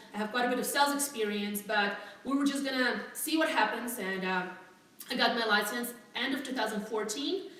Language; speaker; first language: English; non-native, fluent; Russian